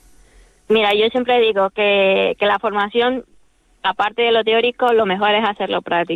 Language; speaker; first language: Spanish; native; Spanish